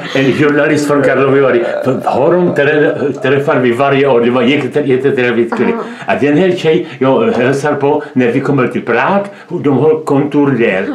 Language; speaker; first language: Swedish; non-native, learner; Czech